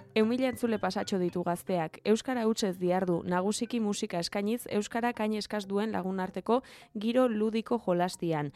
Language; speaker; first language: Basque; native; Basque